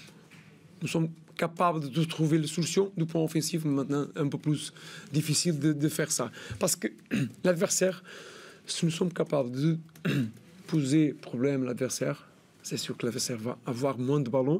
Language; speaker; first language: French; non-native, learner; Portuguese